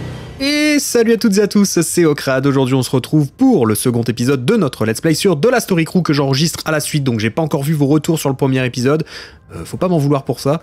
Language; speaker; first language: French; native; French